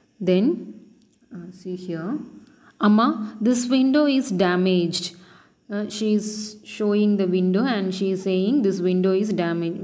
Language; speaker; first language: English; non-native, local second language; Tamil